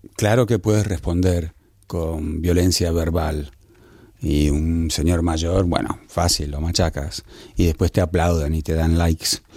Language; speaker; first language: Spanish; native; Spanish